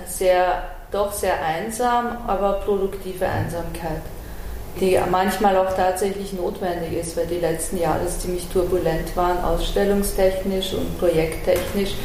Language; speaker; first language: German; early bilingual, other home language; Persian